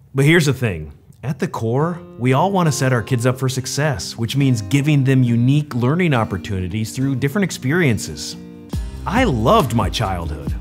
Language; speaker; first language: English; native; English